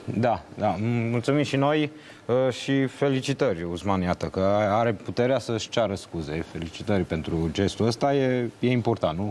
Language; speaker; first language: Romanian; native; Romanian